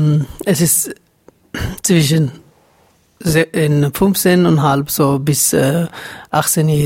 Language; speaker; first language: German; non-native, fluent; Somali